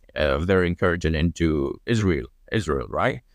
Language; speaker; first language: English; non-native, fluent; Arabic